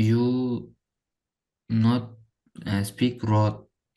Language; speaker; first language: English; non-native, learner; Uzbek